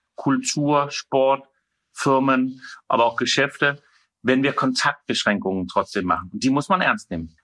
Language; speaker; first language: German; non-native, fluent; Danish